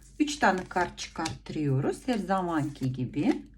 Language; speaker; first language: Turkish; non-native, fluent; Ukrainian